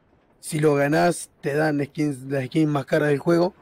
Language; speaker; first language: Spanish; native; Spanish